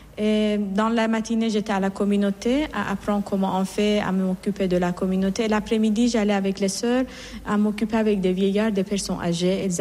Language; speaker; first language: French; non-native, fluent; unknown